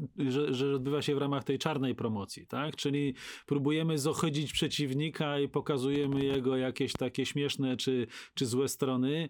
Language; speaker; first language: Polish; native; Polish